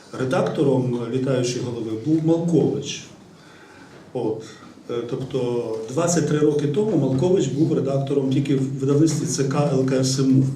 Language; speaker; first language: Ukrainian; native; Ukrainian